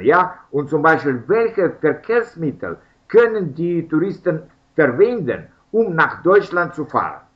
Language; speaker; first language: German; non-native, learner; Russian